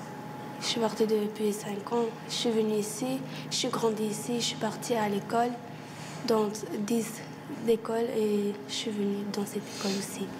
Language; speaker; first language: French; early bilingual, other home language; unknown